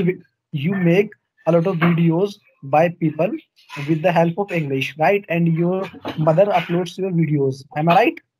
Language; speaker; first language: English; non-native, learner; Hindi